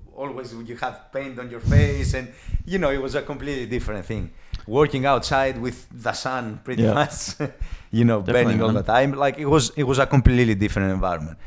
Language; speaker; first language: English; non-native, fluent; Greek